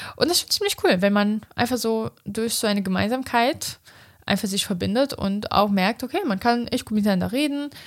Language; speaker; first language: German; non-native, fluent; Romanian